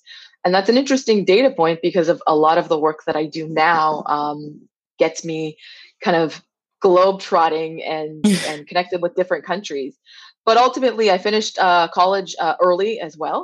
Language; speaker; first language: English; native; English